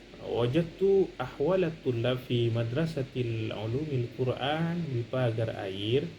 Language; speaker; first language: Arabic; non-native, fluent; Indonesian